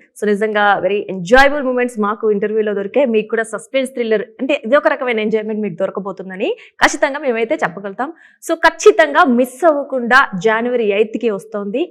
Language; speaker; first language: Telugu; native; Telugu